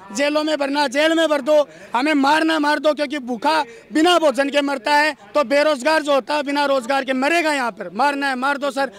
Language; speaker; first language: Hindi; native; Hindi